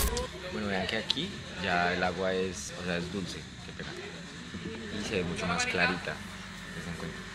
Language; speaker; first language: Spanish; native; Spanish